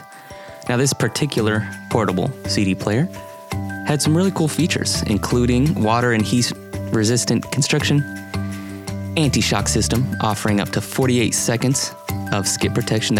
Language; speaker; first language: English; native; English